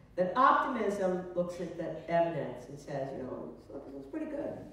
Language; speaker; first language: English; native; English